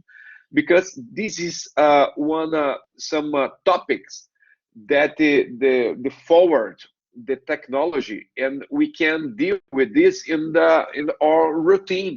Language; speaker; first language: English; non-native, learner; Portuguese